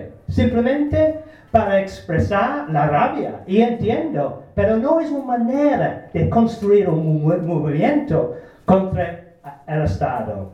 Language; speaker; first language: Spanish; non-native, learner; Turkish